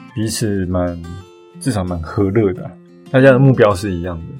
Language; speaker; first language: Chinese; native; Chinese